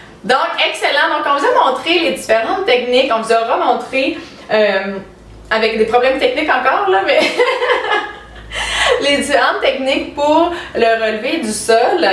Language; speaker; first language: French; native; French